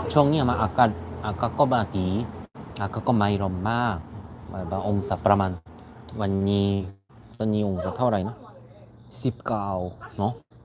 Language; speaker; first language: Thai; non-native, learner; Korean